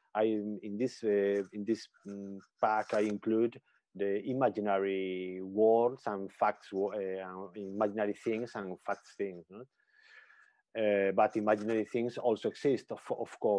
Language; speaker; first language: English; non-native, learner; Spanish